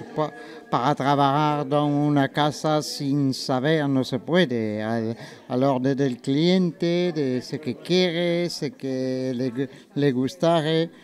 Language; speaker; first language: Spanish; non-native, learner; French